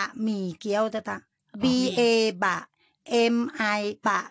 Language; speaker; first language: Chinese; non-native, fluent; Thai